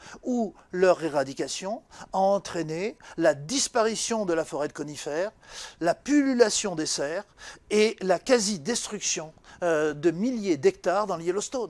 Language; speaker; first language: French; native; French